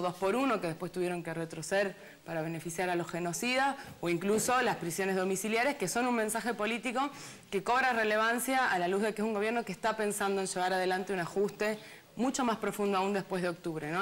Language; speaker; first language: Spanish; native; Spanish